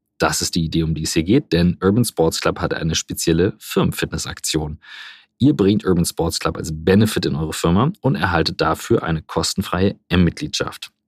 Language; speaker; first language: German; native; German